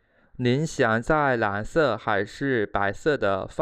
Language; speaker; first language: Chinese; non-native, fluent; Khmer